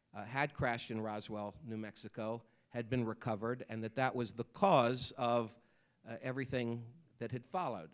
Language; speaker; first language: English; native; English